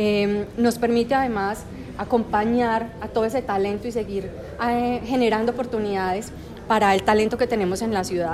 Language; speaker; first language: Spanish; native; Spanish